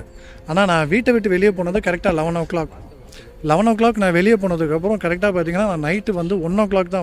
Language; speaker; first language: Tamil; native; Tamil